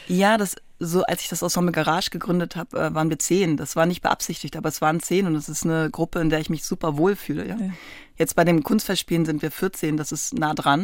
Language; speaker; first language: German; native; German